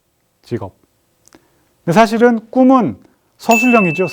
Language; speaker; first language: Korean; native; Korean